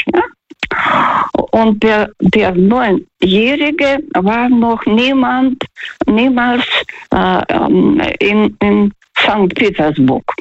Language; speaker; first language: German; non-native, learner; Russian